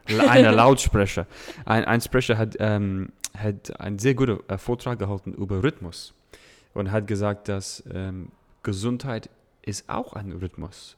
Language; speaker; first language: German; non-native, learner; English